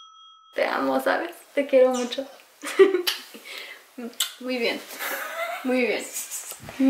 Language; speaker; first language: Spanish; early bilingual, heritage; English